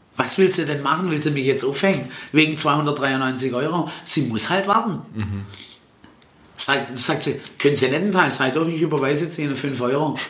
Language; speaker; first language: German; early bilingual, other home language; Italian